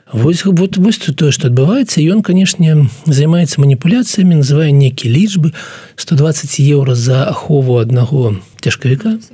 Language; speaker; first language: Belarusian; non-native, local second language; Russian